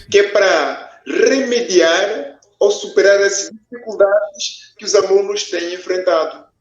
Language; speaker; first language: Portuguese; non-native, local second language; Kongo